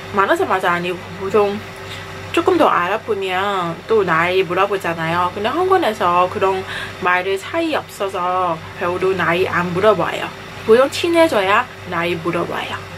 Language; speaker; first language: Korean; non-native, fluent; Cantonese